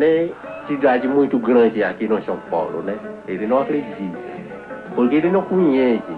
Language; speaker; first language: Portuguese; non-native, local second language; Kayapó